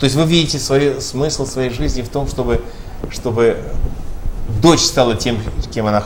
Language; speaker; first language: Russian; native; Russian